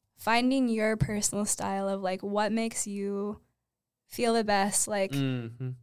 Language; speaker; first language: English; native; English